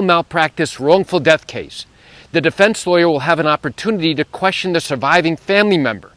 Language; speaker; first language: English; native; English